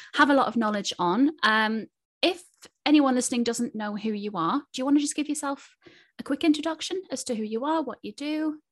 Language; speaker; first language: English; native; English